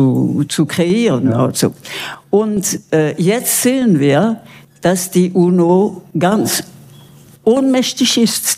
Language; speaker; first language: German; non-native, local second language; French